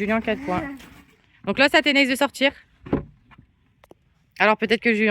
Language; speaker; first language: French; native; French